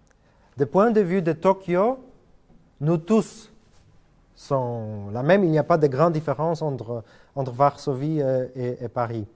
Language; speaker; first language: French; non-native, fluent; Polish